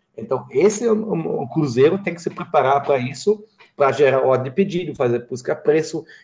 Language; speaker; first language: Portuguese; non-native, fluent; German